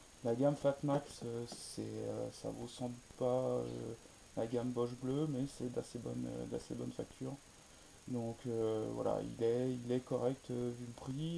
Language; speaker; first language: French; native; French